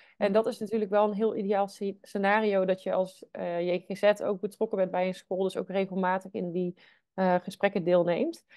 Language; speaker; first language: Dutch; native; Dutch